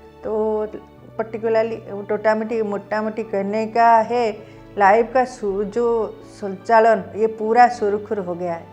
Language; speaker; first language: Hindi; non-native, local second language; Odia